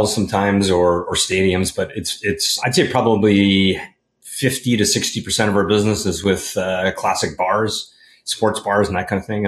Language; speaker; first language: English; native; English